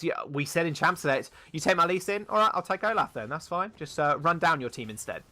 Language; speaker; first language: English; native; English